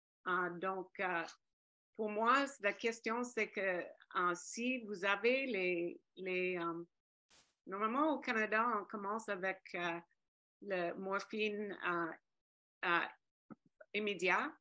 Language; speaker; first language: French; non-native, fluent; English